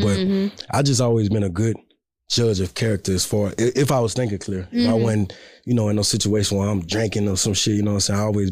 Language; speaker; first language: English; native; English